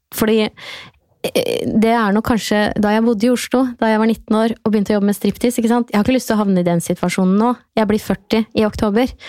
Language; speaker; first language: Norwegian; native; Norwegian